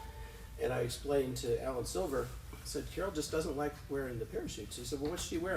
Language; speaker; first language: English; native; English